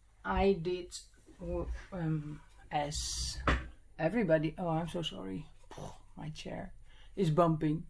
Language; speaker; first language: English; non-native, fluent; Dutch